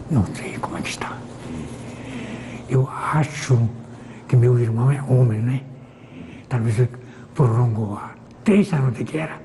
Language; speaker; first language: Portuguese; non-native, fluent; Korean